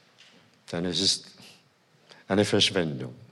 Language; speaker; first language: German; non-native, fluent; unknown